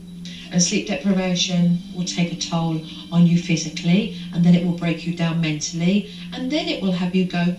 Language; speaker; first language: English; native; English